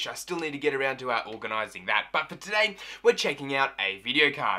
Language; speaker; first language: English; native; English